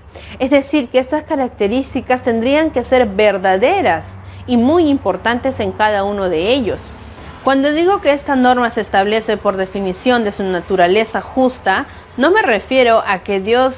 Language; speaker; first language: Spanish; native; Spanish